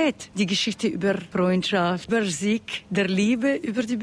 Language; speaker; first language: German; non-native, fluent; Russian